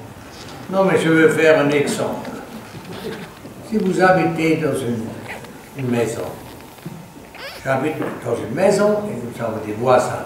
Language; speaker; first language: French; non-native, fluent; German